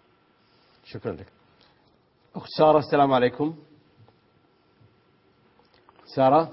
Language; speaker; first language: Arabic; native; Arabic